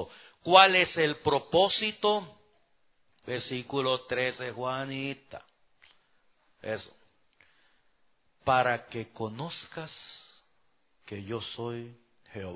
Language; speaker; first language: Spanish; native; Spanish